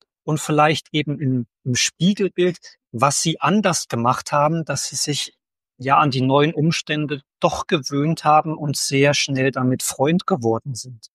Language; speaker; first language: German; native; German